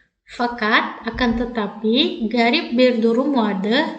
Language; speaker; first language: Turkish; non-native, fluent; Indonesian